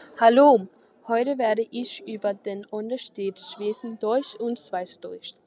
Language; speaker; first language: German; non-native, learner; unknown